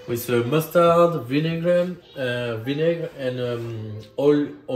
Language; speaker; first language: English; non-native, learner; French